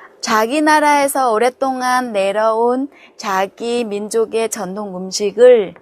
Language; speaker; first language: Korean; non-native, fluent; Vietnamese